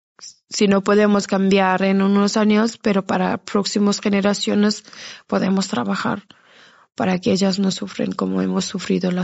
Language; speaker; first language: Spanish; non-native, fluent; Persian